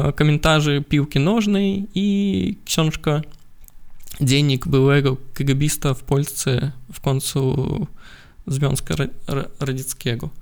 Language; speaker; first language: Polish; non-native, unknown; Belarusian